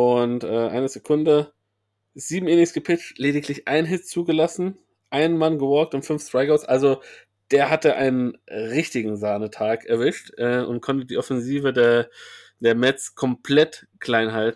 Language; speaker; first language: German; native; German